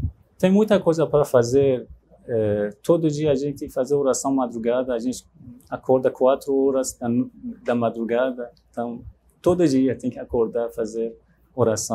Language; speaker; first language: Portuguese; non-native, fluent; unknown